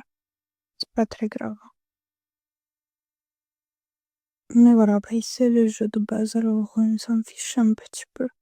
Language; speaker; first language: French; non-native, learner; Spanish